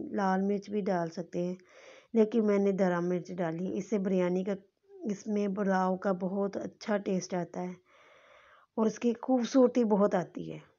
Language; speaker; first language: Urdu; non-native, local second language; Punjabi